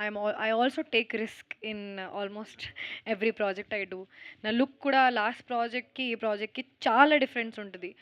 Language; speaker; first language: Telugu; non-native, fluent; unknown